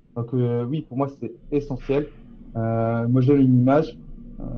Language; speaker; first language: French; native; French